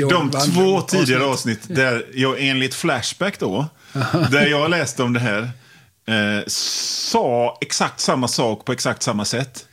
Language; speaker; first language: Swedish; native; Swedish